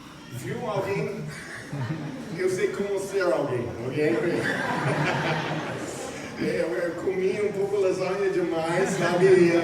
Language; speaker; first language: Portuguese; non-native, fluent; English